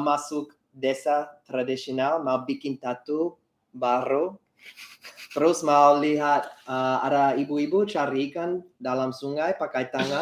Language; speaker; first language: Indonesian; non-native, learner; English